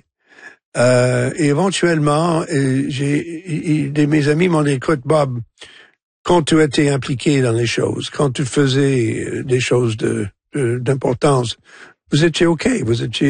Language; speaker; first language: French; non-native, fluent; English